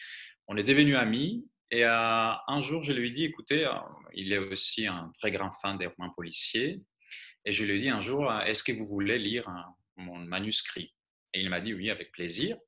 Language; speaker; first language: French; non-native, fluent; Greek